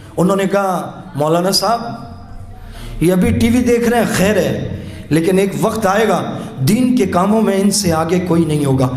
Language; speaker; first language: Urdu; native; Urdu